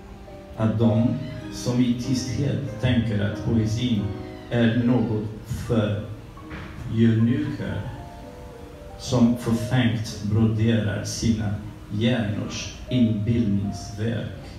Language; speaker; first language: Swedish; non-native, learner; French